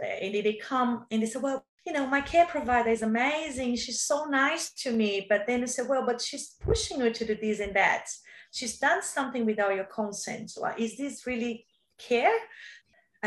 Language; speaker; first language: English; non-native, fluent; Portuguese